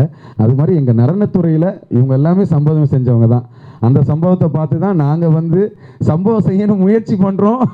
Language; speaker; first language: Tamil; native; Tamil